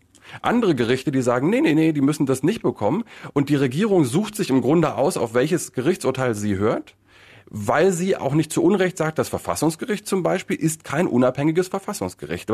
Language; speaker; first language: German; native; German